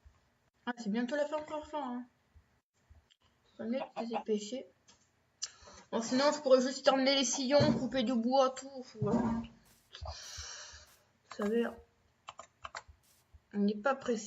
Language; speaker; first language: French; native; French